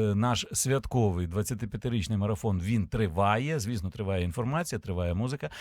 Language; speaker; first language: Ukrainian; native; Ukrainian